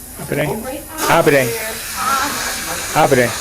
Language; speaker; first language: Spanish; non-native, learner; English